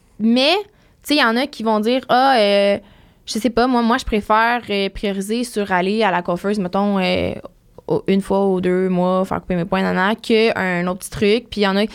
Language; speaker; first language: French; native; French